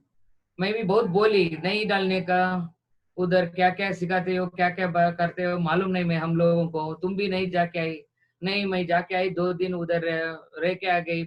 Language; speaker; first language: Hindi; non-native, local second language; Kannada